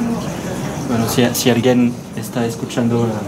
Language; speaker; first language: Spanish; non-native, learner; French